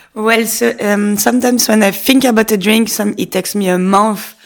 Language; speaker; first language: English; non-native, fluent; French